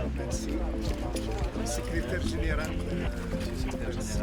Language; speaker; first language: French; non-native, local second language; Arabic